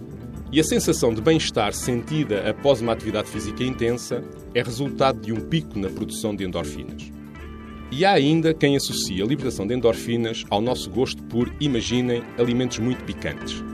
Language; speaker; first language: Portuguese; native; Portuguese